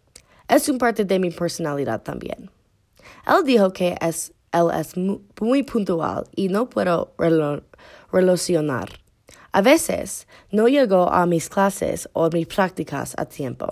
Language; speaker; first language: Spanish; non-native, learner; English